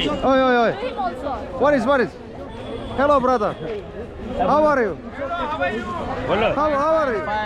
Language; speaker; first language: English; non-native, fluent; Finnish